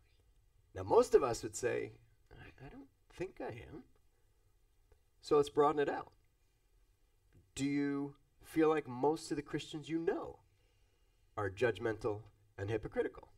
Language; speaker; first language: English; native; English